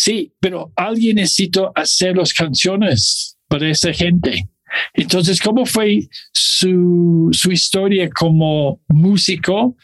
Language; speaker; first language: Spanish; non-native, fluent; English